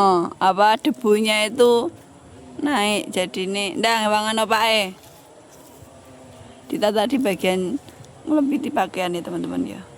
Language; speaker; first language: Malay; non-native, local second language; Javanese